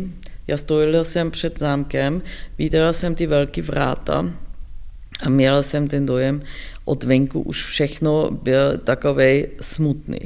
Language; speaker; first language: Czech; non-native, learner; German